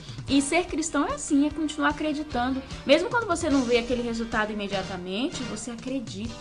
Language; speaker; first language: Portuguese; native; Portuguese